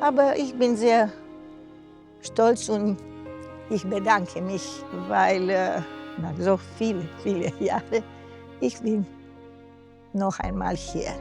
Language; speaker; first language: German; non-native, fluent; Romanian